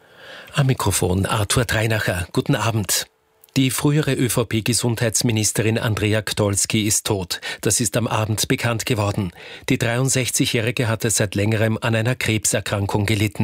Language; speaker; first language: German; native; German